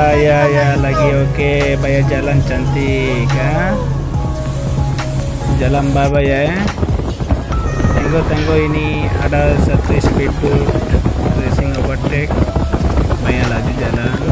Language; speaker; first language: Indonesian; non-native, learner; Bangla